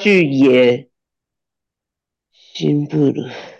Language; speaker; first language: Chinese; non-native, learner; Japanese